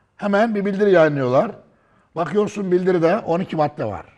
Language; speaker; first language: Turkish; native; Turkish